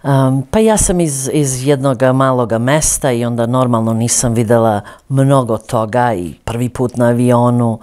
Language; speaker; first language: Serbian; early bilingual, other home language; Croatian